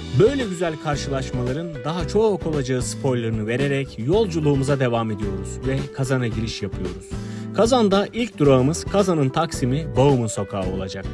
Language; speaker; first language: Turkish; native; Turkish